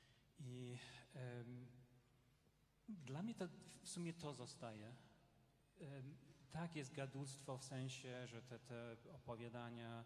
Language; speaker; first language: Polish; non-native, fluent; English